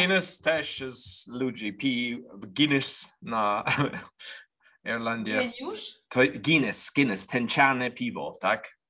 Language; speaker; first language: Polish; non-native, learner; English